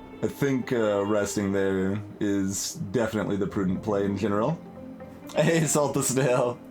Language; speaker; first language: English; native; English